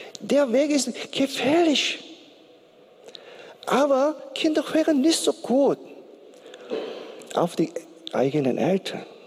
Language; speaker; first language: German; non-native, learner; Korean